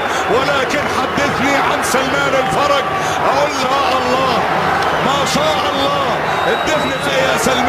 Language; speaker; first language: Arabic; native; Arabic